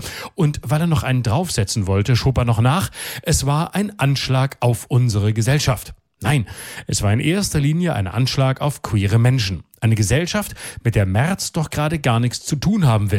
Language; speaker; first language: German; native; German